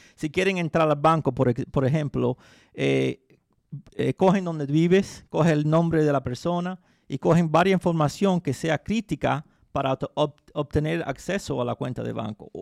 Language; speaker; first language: Spanish; early bilingual, heritage; Spanish